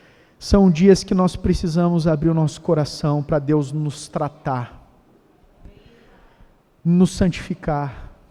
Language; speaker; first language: Portuguese; native; Portuguese